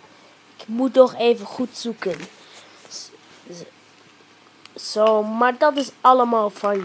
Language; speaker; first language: Dutch; early bilingual, heritage; Dutch